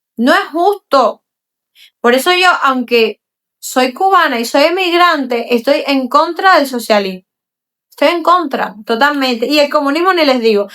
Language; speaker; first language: Spanish; native; Spanish